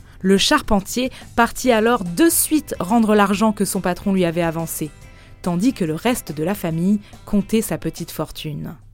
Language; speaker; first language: French; native; French